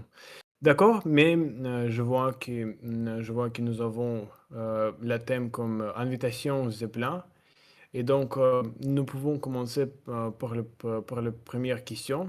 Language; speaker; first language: French; non-native, learner; Russian